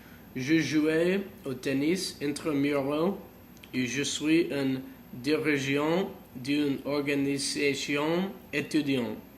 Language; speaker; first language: French; non-native, learner; English